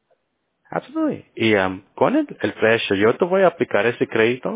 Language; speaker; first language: Spanish; early bilingual, heritage; Spanish